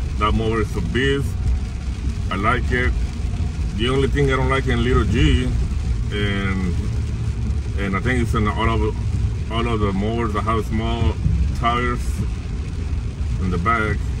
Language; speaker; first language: English; early bilingual, other home language; Spanish